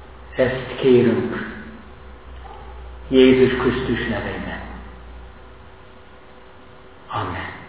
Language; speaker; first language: Hungarian; non-native, fluent; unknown